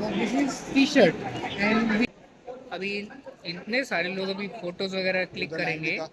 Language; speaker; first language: Hindi; non-native, local second language; Marathi